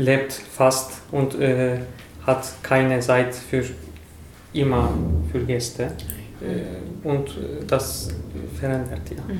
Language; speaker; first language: German; non-native, learner; Turkish